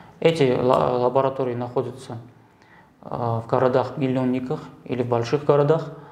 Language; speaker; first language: Russian; non-native, local second language; Armenian